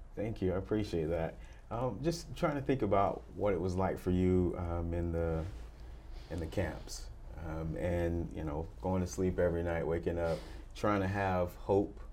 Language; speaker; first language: English; native; English